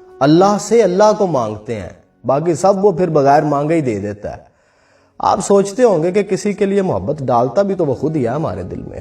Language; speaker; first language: Urdu; non-native, local second language; Punjabi